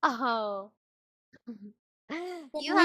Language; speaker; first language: English; non-native, local second language; Filipino